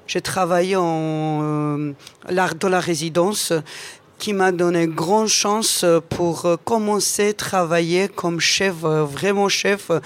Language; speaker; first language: French; non-native, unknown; Georgian